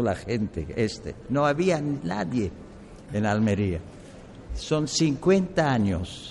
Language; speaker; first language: Spanish; non-native, learner; Arabic